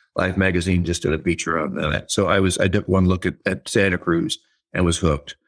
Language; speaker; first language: English; native; English